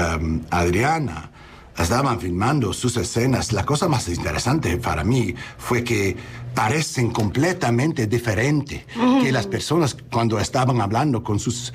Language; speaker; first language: Spanish; non-native, learner; English